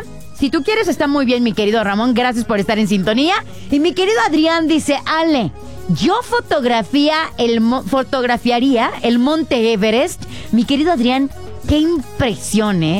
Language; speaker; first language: Spanish; native; Spanish